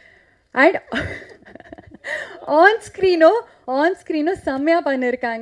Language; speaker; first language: Tamil; non-native, fluent; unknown